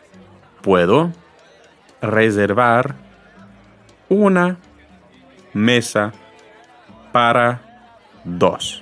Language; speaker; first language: Spanish; non-native, fluent; English